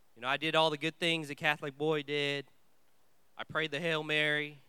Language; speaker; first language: English; early bilingual, other home language; Vietnamese